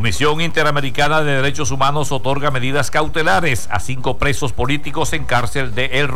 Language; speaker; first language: Spanish; native; Spanish